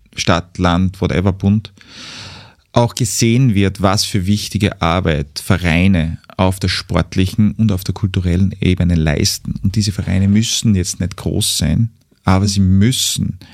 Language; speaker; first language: German; native; German